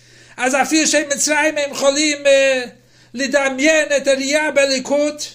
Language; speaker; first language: Hebrew; non-native, fluent; English